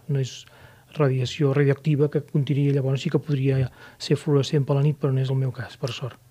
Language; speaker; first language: Catalan; native; Catalan